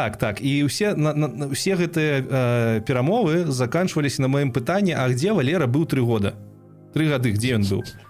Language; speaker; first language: Belarusian; non-native, local second language; Russian